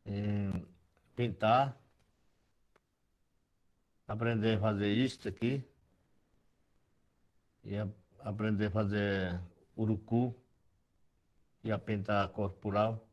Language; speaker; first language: Portuguese; non-native, local second language; Yanomámi